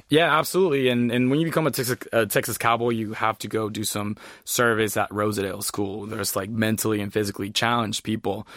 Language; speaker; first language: English; early bilingual, other home language; Spanish